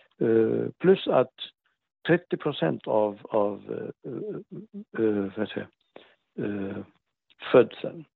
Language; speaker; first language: Swedish; non-native, fluent; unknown